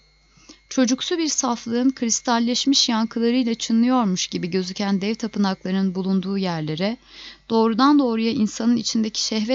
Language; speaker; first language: Turkish; native; Turkish